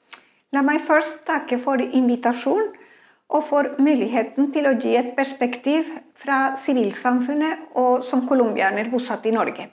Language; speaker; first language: Norwegian; non-native, fluent; Spanish